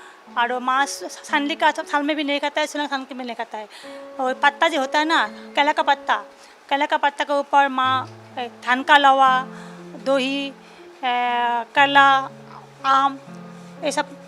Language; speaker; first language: Hindi; non-native, local second language; Assamese